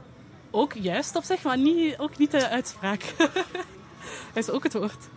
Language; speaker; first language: Dutch; native; Dutch